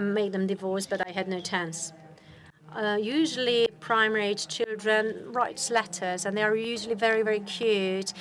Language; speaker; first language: English; non-native, fluent; Hungarian